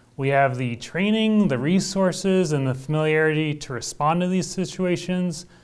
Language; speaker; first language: English; native; English